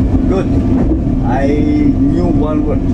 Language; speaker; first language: English; non-native, learner; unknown